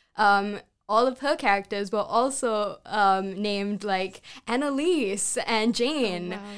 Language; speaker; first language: English; non-native, local second language; Sinhala